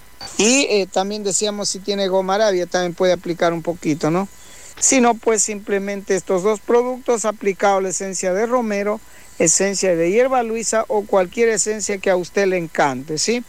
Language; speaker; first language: Spanish; native; Spanish